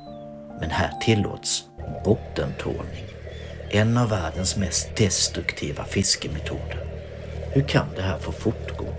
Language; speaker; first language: Swedish; native; Swedish